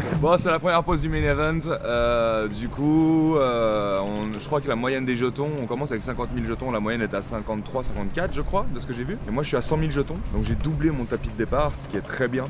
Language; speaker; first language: French; native; French